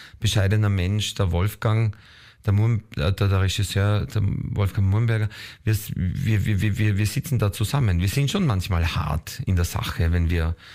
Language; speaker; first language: German; native; German